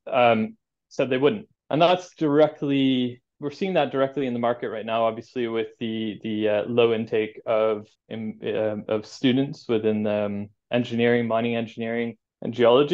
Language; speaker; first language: English; native; English